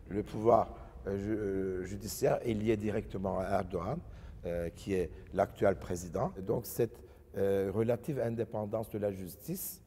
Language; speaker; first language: English; non-native, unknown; Turkish